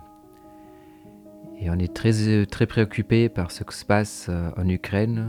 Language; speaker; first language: French; native; French